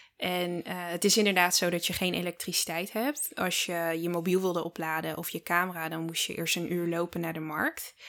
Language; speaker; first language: Dutch; early bilingual, other home language; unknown